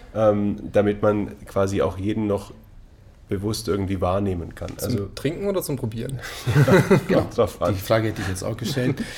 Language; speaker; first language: German; non-native, fluent; Italian